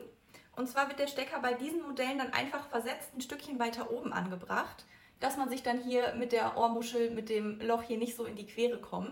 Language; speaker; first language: German; native; German